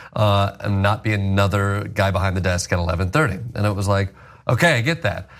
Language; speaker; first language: English; native; English